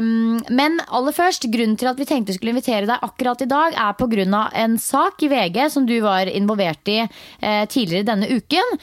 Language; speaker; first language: Norwegian; native; Norwegian